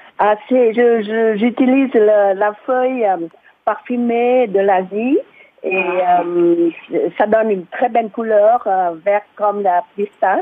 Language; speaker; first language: French; non-native, fluent; Vietnamese